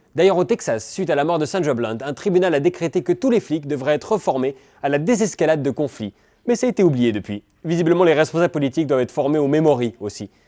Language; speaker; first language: French; native; French